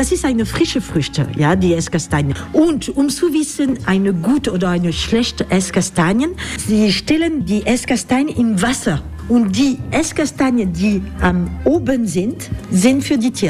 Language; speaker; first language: German; non-native, learner; French